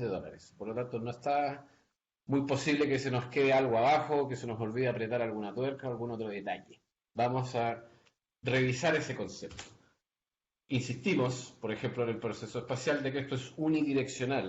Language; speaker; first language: Spanish; native; Spanish